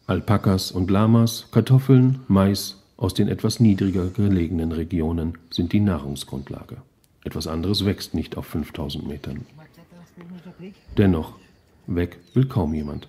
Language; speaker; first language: German; native; German